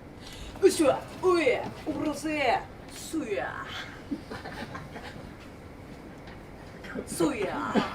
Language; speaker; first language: Japanese; native; Japanese